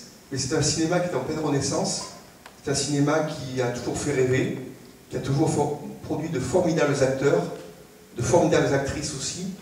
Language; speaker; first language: French; native; French